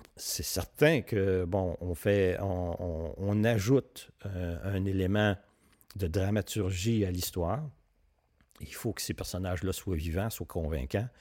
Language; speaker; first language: French; native; French